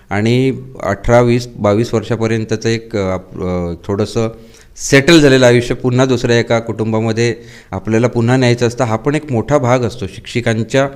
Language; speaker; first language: Marathi; native; Marathi